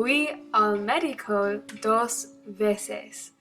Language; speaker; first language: Spanish; non-native, learner; English